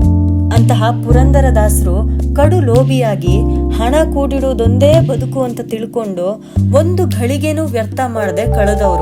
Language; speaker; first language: Kannada; native; Kannada